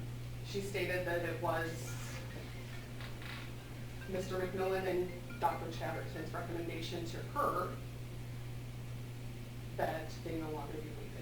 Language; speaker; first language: English; native; English